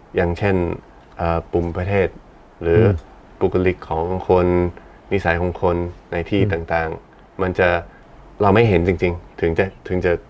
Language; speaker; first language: Thai; non-native, fluent; English